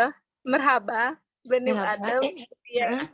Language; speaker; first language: Turkish; non-native, learner; Indonesian